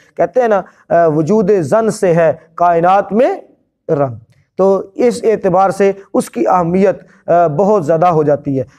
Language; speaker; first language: Urdu; non-native, local second language; Punjabi